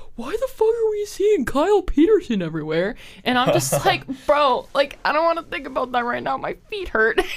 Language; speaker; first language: English; native; English